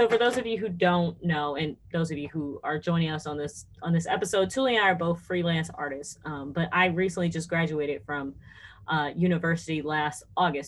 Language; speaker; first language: English; native; English